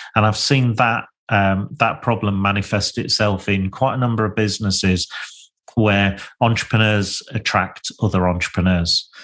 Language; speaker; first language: English; native; English